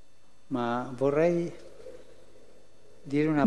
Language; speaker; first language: Italian; early bilingual, heritage; Spanish